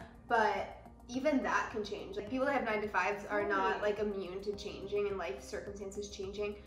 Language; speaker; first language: English; native; English